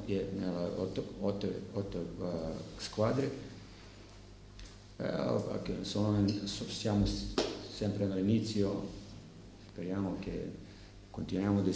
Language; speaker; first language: Italian; non-native, learner; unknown